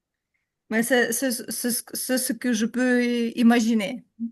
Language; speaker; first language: French; non-native, learner; Ukrainian